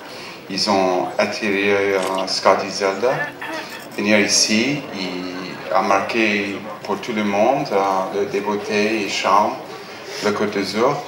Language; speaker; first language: French; non-native, fluent; English